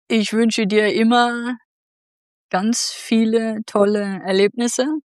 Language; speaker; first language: German; native; German